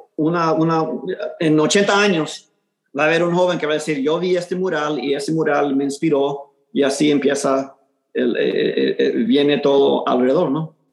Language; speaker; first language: Spanish; early bilingual, heritage; Spanish